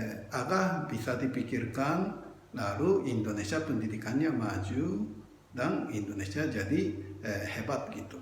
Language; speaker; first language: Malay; non-native, fluent; Japanese